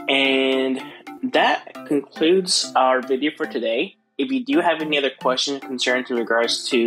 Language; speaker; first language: English; native; English